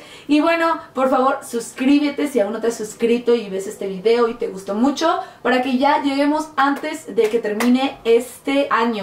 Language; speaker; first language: Spanish; native; Spanish